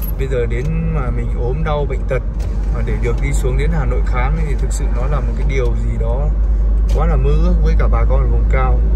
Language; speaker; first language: Vietnamese; non-native, local second language; Hmong